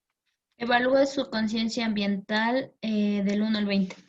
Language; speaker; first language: Spanish; native; Spanish